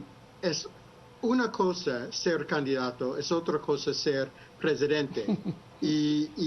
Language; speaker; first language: Spanish; non-native, fluent; English